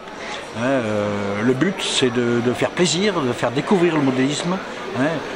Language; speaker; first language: French; native; French